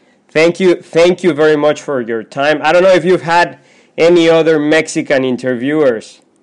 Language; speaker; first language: English; non-native, fluent; Spanish